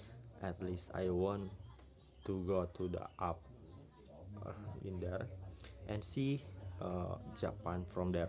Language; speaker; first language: English; non-native, learner; Indonesian